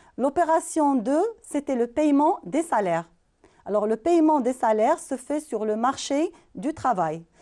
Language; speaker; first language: French; non-native, local second language; Arabic